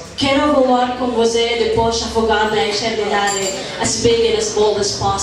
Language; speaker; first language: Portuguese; non-native, learner; English